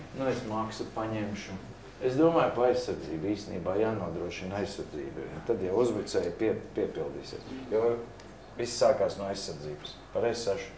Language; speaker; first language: Latvian; native; Latvian